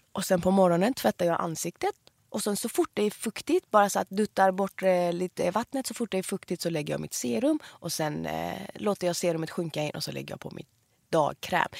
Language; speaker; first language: Swedish; early bilingual, other home language; Persian